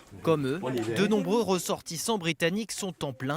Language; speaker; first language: French; native; French